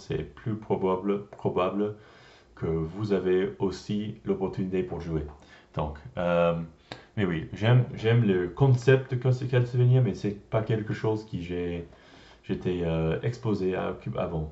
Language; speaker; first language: French; non-native, learner; English